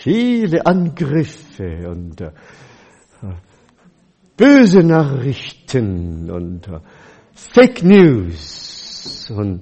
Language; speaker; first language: German; non-native, fluent; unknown